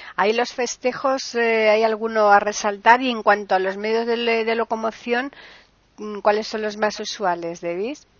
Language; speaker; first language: Spanish; native; Spanish